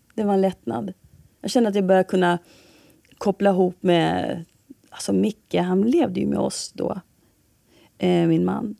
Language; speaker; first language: Swedish; native; Swedish